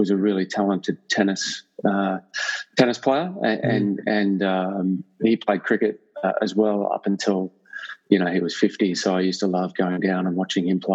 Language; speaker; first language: English; native; English